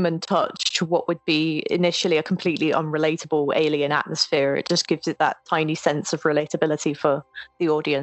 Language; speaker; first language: English; native; English